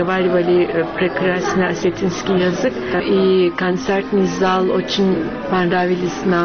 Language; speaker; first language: Russian; non-native, learner; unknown